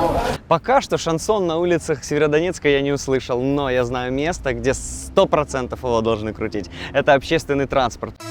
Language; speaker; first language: Russian; native; Russian